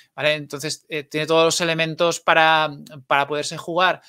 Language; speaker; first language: Spanish; native; Spanish